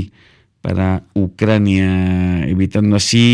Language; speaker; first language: Spanish; native; Spanish